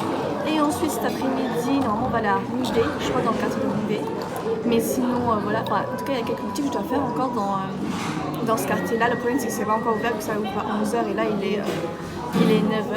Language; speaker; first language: French; native; French